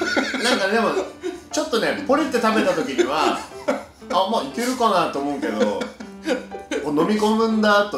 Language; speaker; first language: Japanese; native; Japanese